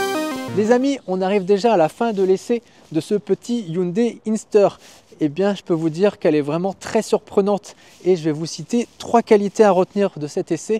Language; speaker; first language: French; native; French